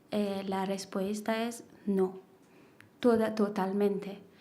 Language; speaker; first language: Spanish; non-native, learner; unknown